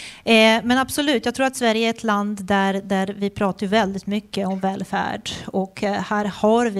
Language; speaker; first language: Swedish; non-native, fluent; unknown